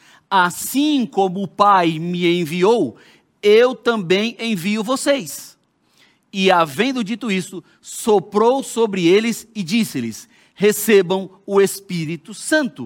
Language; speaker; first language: Portuguese; native; Portuguese